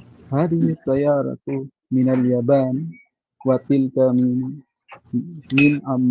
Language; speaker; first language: Arabic; non-native, learner; Filipino